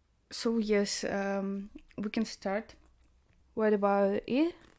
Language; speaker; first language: English; non-native, learner; Russian